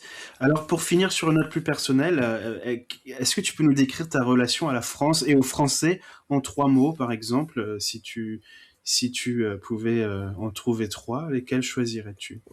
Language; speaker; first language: French; native; French